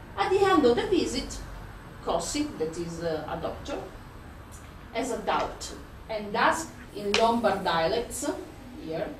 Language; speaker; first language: English; non-native, fluent; Italian